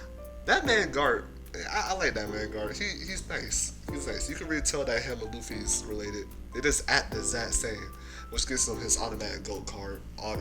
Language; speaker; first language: English; native; English